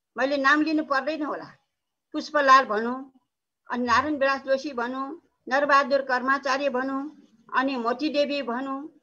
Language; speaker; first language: Nepali; non-native, local second language; Newari